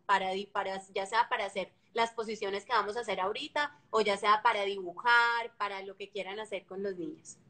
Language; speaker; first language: Spanish; native; Spanish